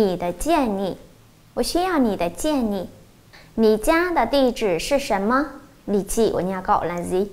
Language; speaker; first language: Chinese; non-native, fluent; Vietnamese